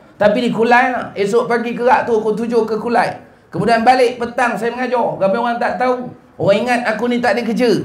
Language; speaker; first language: Malay; native; Malay